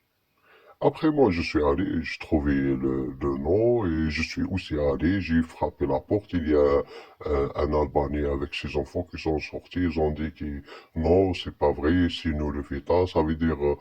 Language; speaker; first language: French; non-native, learner; Arabic